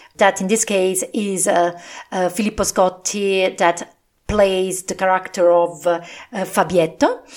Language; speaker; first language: English; non-native, fluent; Italian